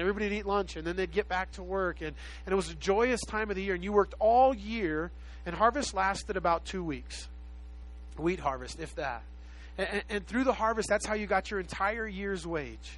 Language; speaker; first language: English; native; English